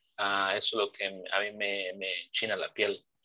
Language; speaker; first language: Spanish; native; Spanish